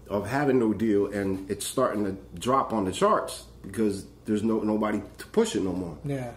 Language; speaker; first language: English; native; English